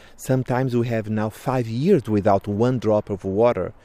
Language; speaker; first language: English; non-native, fluent; Portuguese